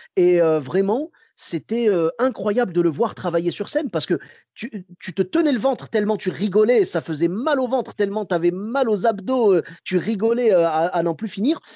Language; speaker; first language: French; early bilingual, other home language; Arabic